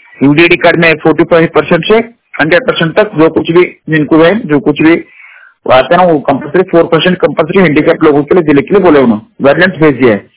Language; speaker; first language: Hindi; non-native, local second language; Kannada